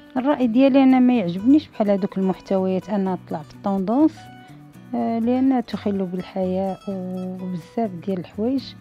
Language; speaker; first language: Arabic; native; Arabic